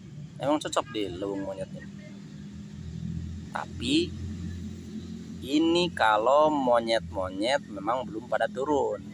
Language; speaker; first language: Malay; non-native, local second language; Sundanese